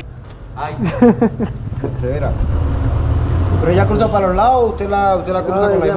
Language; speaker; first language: Spanish; native; Spanish